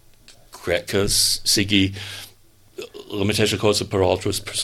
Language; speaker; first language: Catalan; non-native, learner; English